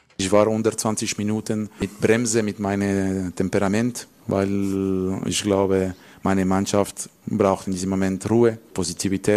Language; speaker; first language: German; non-native, learner; French